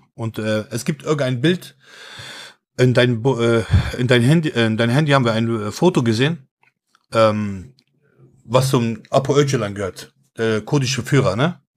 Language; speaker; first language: German; early bilingual, other home language; Kurdish